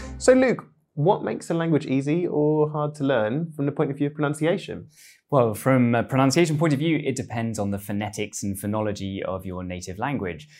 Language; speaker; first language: English; native; English